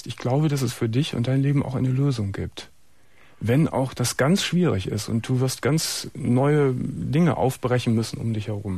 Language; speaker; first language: German; native; German